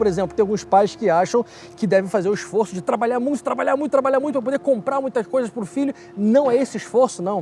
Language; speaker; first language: Portuguese; native; Portuguese